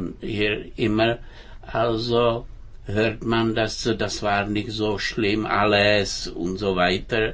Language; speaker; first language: German; non-native, fluent; Czech